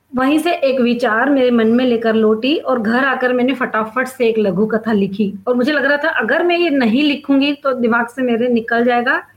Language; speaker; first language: Hindi; non-native, local second language; Sindhi